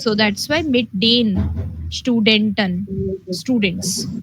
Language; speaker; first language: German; non-native, fluent; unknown